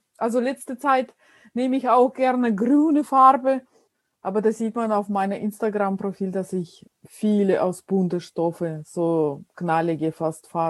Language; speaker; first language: German; non-native, fluent; Russian